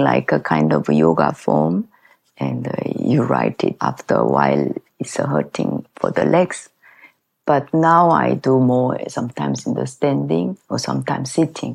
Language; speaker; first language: English; non-native, learner; Korean